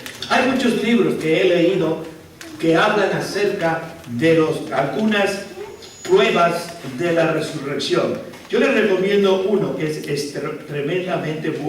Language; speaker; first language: Spanish; native; Spanish